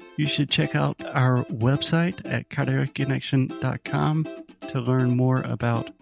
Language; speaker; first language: English; native; English